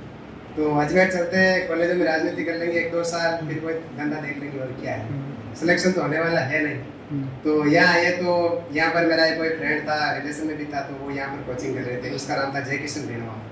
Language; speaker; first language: Hindi; non-native, local second language; Marwari